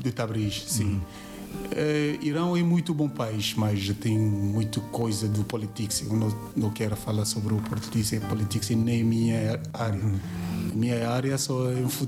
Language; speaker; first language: Portuguese; non-native, learner; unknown